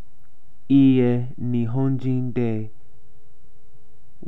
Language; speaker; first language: Japanese; non-native, learner; English